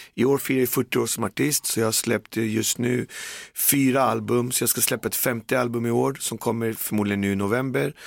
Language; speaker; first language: Swedish; native; Swedish